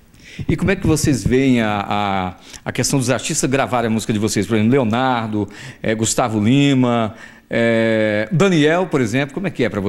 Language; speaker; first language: Portuguese; native; Portuguese